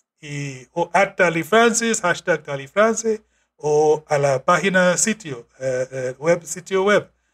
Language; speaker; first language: Spanish; non-native, fluent; English